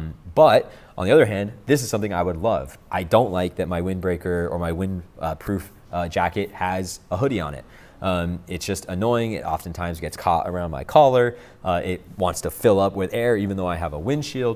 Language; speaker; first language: English; native; English